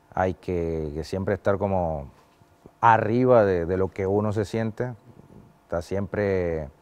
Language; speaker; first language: Spanish; native; Spanish